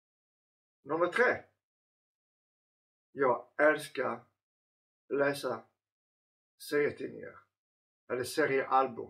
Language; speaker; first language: Swedish; non-native, fluent; French